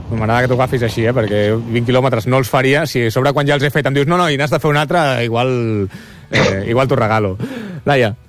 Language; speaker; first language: Catalan; native; Catalan